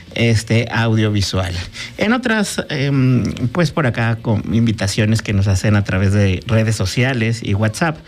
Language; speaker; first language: Spanish; native; Spanish